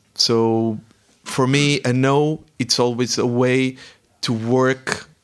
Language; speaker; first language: English; non-native, fluent; Portuguese